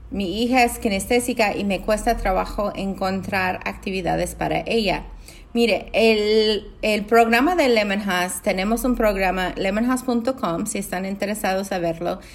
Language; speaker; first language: Spanish; non-native, fluent; English